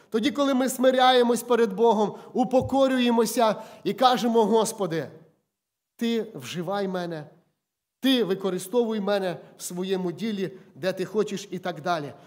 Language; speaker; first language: Ukrainian; native; Ukrainian